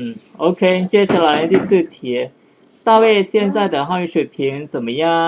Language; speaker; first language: Chinese; non-native, fluent; Lao